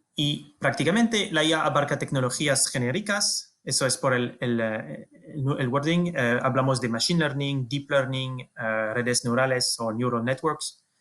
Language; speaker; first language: Spanish; non-native, fluent; French